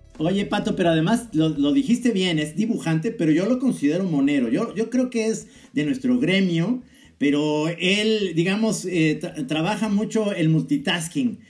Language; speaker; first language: Spanish; native; Spanish